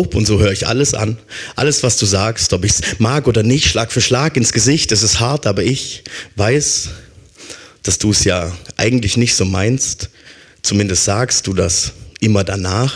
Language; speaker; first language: German; native; German